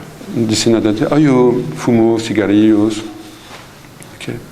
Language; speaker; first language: Spanish; non-native, fluent; French